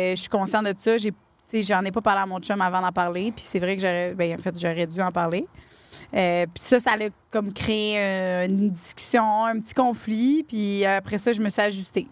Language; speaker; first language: French; native; French